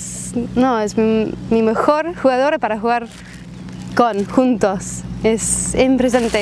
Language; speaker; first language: Spanish; non-native, learner; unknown